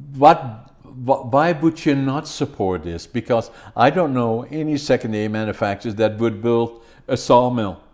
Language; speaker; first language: English; non-native, fluent; Dutch